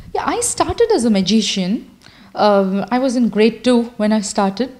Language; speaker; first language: English; non-native, local second language; Kannada